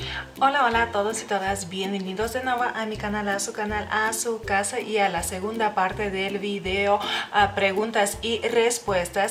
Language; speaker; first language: Spanish; non-native, fluent; Lithuanian